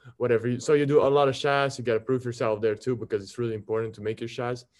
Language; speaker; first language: English; non-native, fluent; Dutch